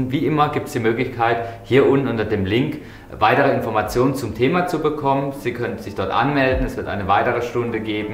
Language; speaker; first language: German; native; German